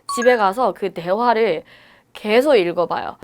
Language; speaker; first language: Korean; non-native, fluent; Burmese